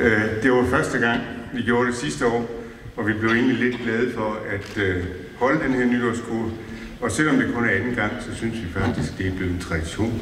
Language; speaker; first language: Danish; native; Danish